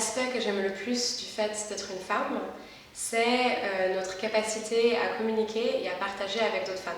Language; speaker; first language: French; native; French